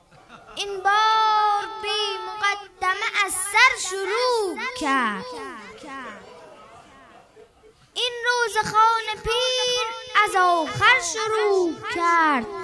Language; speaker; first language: Persian; native; Persian